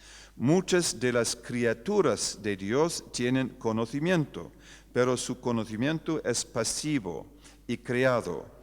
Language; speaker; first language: Spanish; non-native, fluent; English